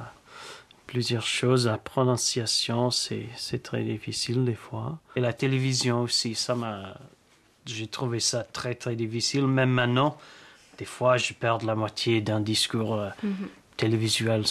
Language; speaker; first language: French; non-native, fluent; English